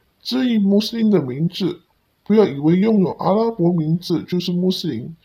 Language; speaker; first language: Chinese; non-native, local second language; Cantonese